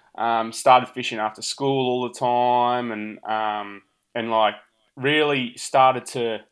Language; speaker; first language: English; early bilingual, other home language; Portuguese